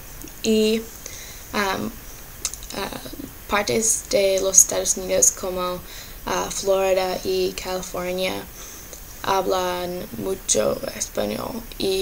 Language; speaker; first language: Spanish; non-native, learner; English